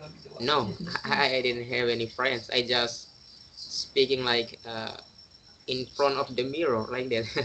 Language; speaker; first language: English; non-native, learner; Indonesian